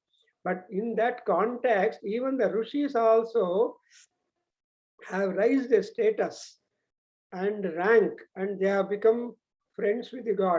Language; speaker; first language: English; non-native, local second language; Telugu